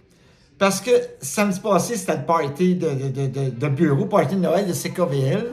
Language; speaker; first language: French; native; French